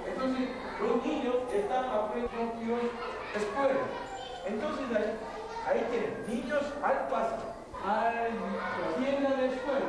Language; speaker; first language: Spanish; non-native, learner; Korean